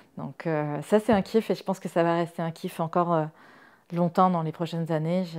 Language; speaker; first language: French; native; French